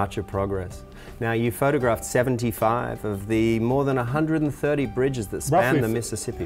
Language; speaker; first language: English; native; English